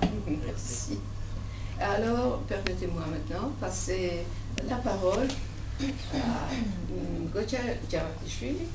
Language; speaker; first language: French; non-native, fluent; Georgian